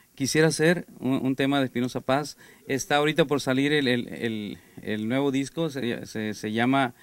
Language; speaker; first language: Spanish; native; Spanish